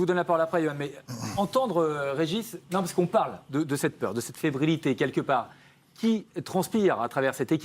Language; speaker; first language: French; native; French